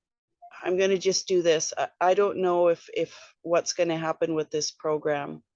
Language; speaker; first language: English; native; English